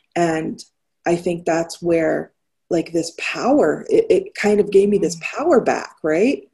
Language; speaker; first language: English; native; English